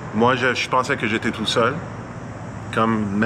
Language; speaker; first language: French; non-native, fluent; English